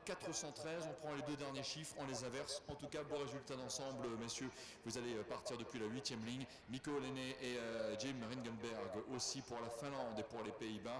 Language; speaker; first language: French; native; French